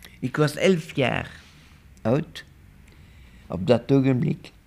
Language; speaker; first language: Dutch; non-native, local second language; French